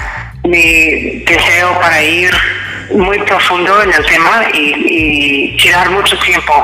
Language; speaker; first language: Spanish; non-native, fluent; English